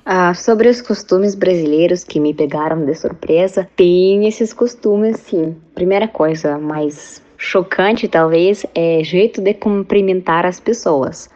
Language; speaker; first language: Portuguese; non-native, fluent; Russian